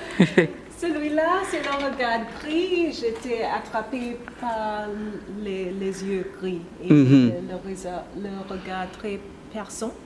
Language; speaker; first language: French; non-native, learner; English